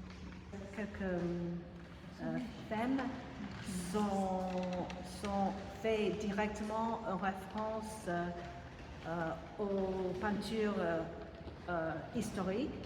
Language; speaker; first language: French; non-native, fluent; English